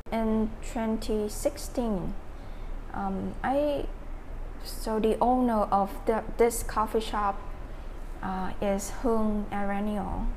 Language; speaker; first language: English; non-native, learner; Vietnamese